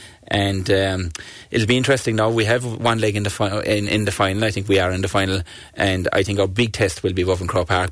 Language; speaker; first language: English; native; English